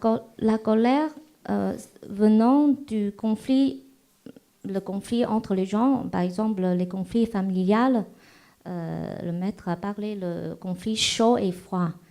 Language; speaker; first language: French; non-native, fluent; Chinese